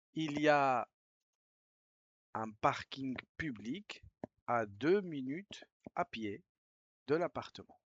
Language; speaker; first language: French; non-native, fluent; Spanish